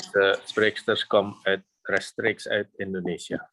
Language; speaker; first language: Dutch; non-native, fluent; Indonesian